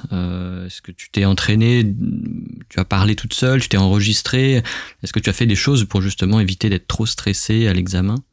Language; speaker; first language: French; native; French